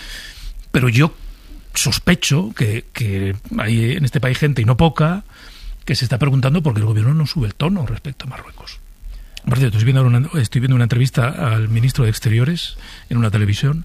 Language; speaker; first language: Spanish; native; Spanish